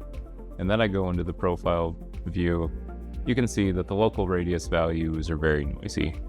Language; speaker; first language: English; native; English